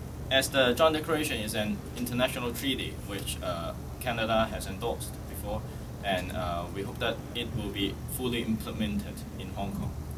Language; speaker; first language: English; non-native, local second language; Cantonese